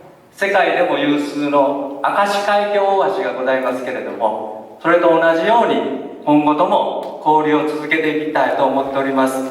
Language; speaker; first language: Japanese; native; Japanese